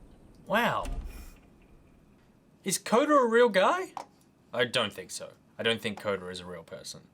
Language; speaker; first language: English; native; English